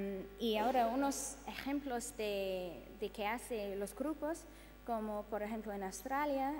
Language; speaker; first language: Spanish; non-native, fluent; English